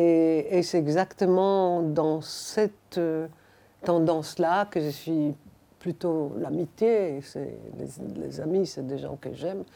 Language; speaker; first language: French; non-native, fluent; Hebrew